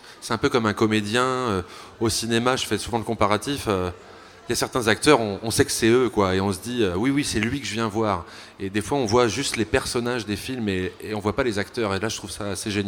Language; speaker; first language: French; native; French